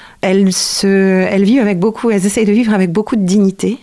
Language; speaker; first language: French; native; French